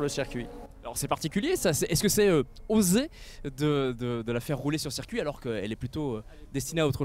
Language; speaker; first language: French; native; French